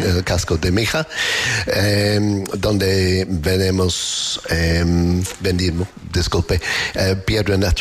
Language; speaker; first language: Spanish; non-native, fluent; English